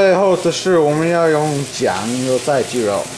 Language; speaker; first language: Chinese; non-native, learner; English